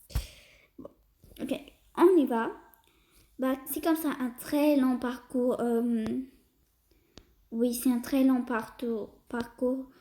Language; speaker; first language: French; early bilingual, other home language; Portuguese